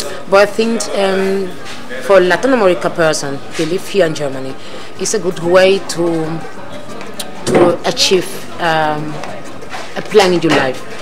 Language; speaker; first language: English; non-native, learner; Spanish